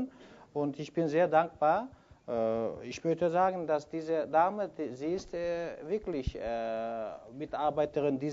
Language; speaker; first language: German; non-native, fluent; Kyrgyz